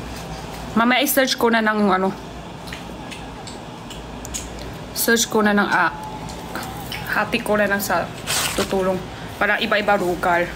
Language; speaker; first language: Filipino; non-native, learner; Chinese